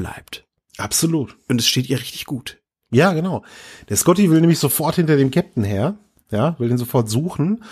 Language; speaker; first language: German; native; German